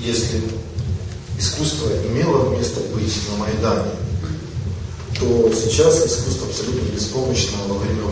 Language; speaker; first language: Russian; native; Russian